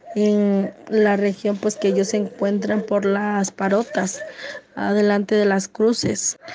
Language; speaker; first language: Spanish; native; Spanish